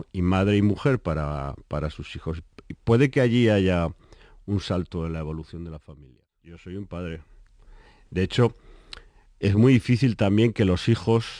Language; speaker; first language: Spanish; native; Spanish